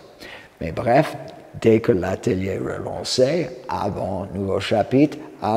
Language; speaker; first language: French; non-native, fluent; English